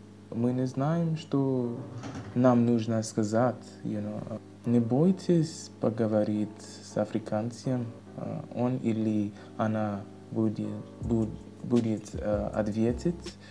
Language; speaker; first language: Russian; non-native, learner; English